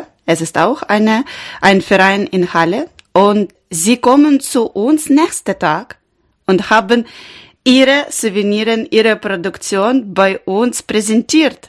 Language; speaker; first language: German; non-native, learner; Ukrainian